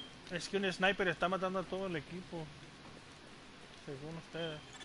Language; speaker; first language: Spanish; early bilingual, heritage; Spanish